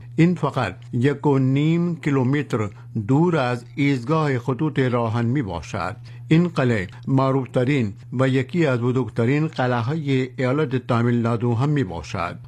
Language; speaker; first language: Persian; non-native, fluent; Urdu